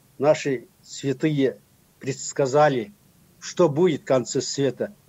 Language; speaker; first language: Russian; non-native, local second language; Kazakh